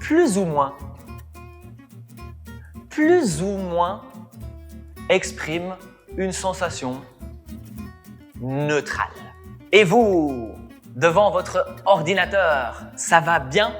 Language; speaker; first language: French; non-native, fluent; Spanish